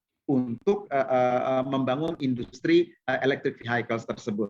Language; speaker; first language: Indonesian; native; Indonesian